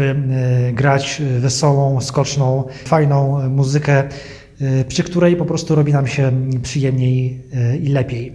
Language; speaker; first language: Polish; native; Polish